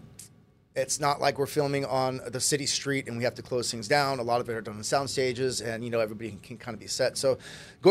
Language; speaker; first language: English; native; English